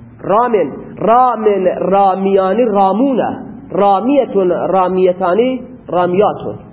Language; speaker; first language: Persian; non-native, local second language; Baluchi